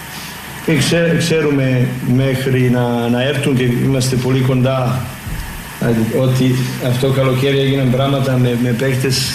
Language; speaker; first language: Greek; non-native, learner; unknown